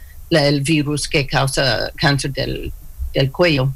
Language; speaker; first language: Spanish; non-native, learner; English